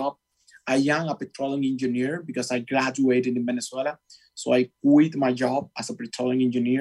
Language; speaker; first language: English; non-native, fluent; Spanish